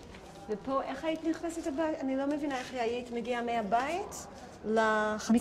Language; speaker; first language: Hebrew; native; Hebrew